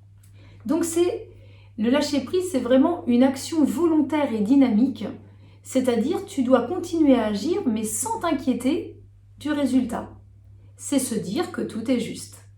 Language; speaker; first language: French; native; French